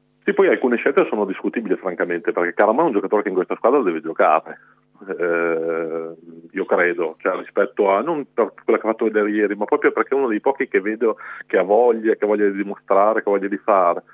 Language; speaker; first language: Italian; native; Italian